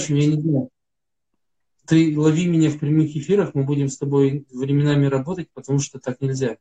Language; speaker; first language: Russian; native; Russian